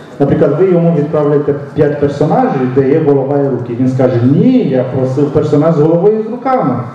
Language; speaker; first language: Ukrainian; non-native, local second language; Romanian